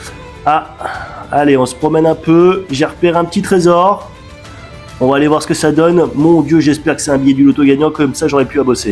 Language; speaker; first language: French; native; French